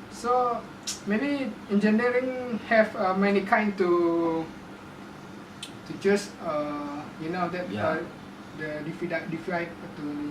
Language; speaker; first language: English; non-native, learner; Indonesian